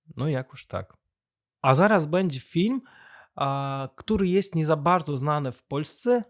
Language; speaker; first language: Polish; non-native, fluent; Azerbaijani